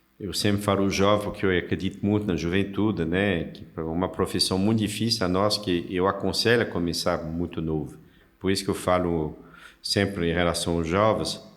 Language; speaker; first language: Portuguese; non-native, fluent; French